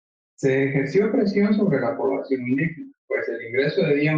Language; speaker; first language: Spanish; native; Spanish